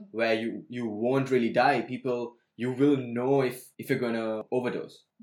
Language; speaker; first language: English; non-native, local second language; Sinhala